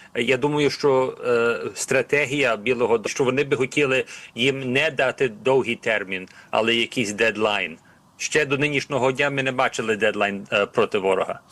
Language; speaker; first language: Ukrainian; early bilingual, heritage; Ukrainian